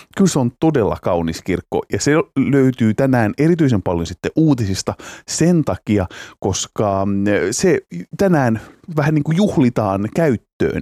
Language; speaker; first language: Finnish; native; Finnish